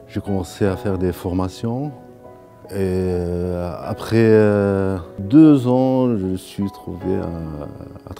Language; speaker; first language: French; non-native, local second language; Arabic